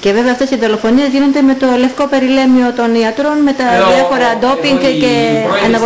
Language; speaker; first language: Greek; native; Greek